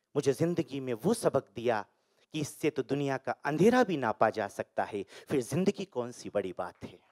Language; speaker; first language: Hindi; native; Hindi